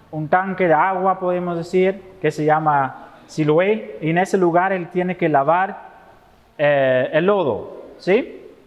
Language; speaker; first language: Spanish; non-native, fluent; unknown